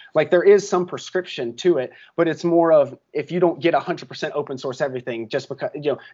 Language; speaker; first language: English; native; English